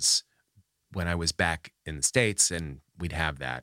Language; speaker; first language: English; native; English